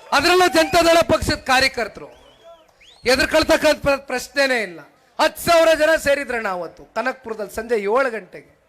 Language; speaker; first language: Kannada; native; Kannada